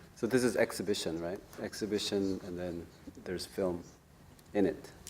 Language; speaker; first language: English; non-native, learner; Korean